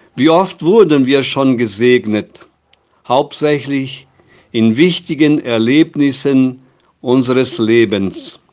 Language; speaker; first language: German; non-native, fluent; Portuguese